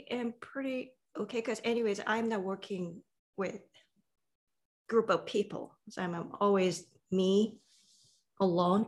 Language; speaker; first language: English; non-native, fluent; Korean